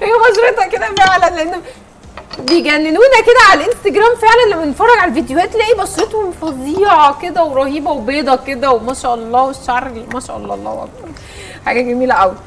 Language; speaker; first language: Arabic; native; Arabic